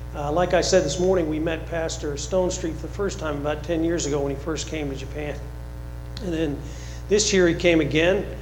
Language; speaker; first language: English; native; English